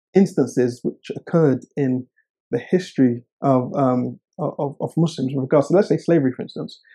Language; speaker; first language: English; native; English